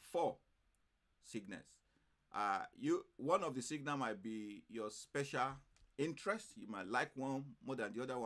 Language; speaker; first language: English; non-native, fluent; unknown